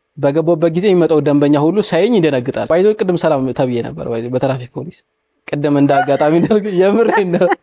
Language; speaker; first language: Amharic; native; Amharic